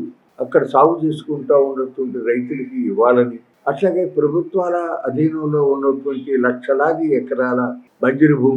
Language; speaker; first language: Telugu; native; Telugu